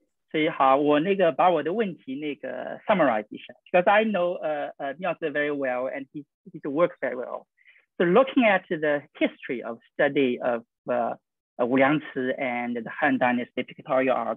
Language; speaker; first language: English; non-native, fluent; Chinese